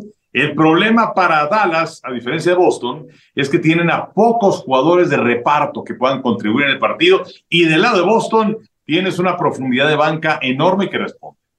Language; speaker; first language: Spanish; native; Spanish